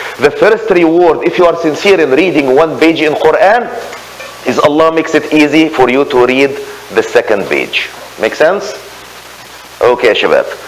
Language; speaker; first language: English; non-native, fluent; Arabic